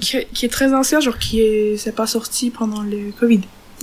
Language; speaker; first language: French; non-native, learner; Turkish